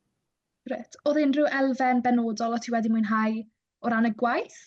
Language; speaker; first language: Welsh; native; Welsh